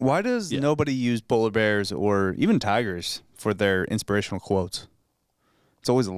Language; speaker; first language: English; native; English